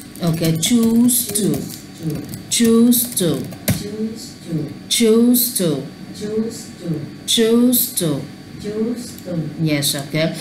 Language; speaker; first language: English; non-native, learner; Vietnamese